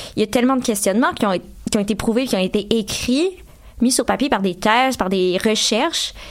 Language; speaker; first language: French; native; French